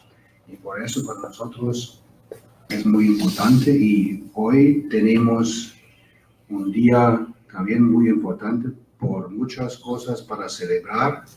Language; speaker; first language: Spanish; non-native, fluent; German